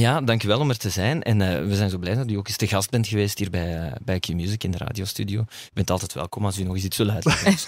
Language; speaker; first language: Dutch; native; Dutch